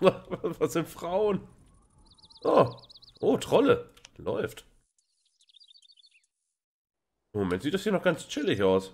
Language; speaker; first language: German; native; German